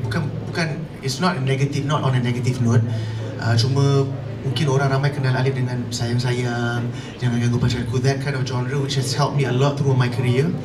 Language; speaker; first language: English; non-native, local second language; Malay